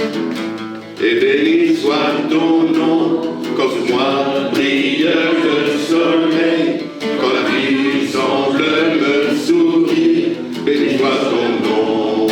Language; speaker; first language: French; native; French